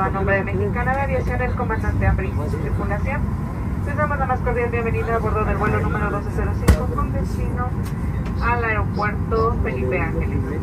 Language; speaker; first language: Spanish; native; Spanish